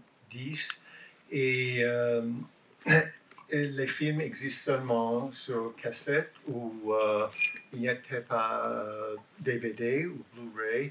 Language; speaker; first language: French; non-native, learner; English